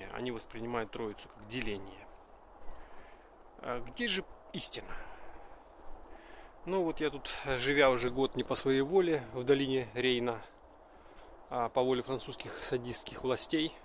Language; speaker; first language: Russian; native; Russian